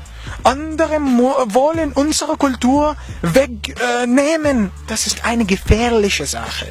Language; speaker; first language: German; non-native, learner; Arabic